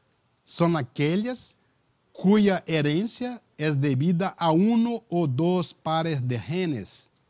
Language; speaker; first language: Spanish; non-native, learner; Portuguese